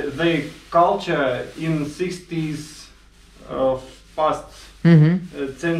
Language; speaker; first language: English; non-native, learner; Russian